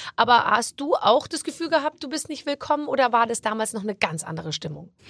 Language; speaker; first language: German; native; German